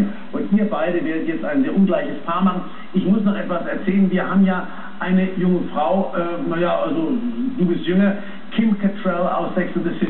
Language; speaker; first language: German; native; German